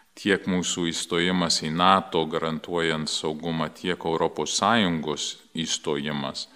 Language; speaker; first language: Lithuanian; early bilingual, heritage; Lithuanian